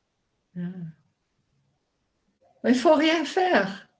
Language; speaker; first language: French; non-native, learner; Dutch